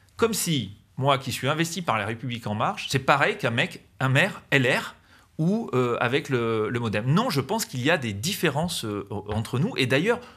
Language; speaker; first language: French; native; French